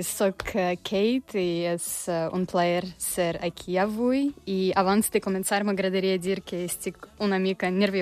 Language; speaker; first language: Catalan; non-native, learner; Russian